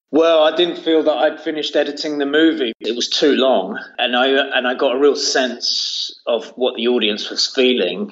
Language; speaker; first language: English; native; English